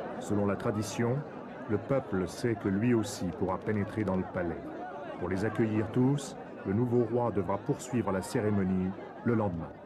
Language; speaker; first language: French; native; French